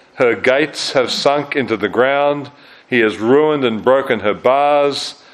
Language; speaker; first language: English; native; English